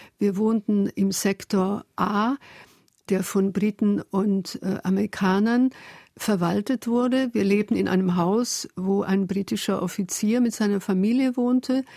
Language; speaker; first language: German; early bilingual, other home language; Hungarian